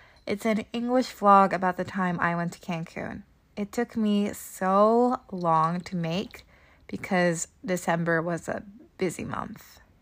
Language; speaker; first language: English; native; English